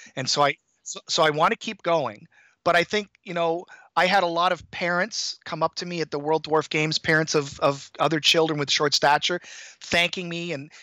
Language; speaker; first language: English; native; English